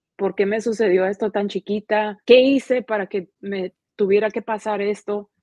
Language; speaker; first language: Spanish; early bilingual, heritage; Spanish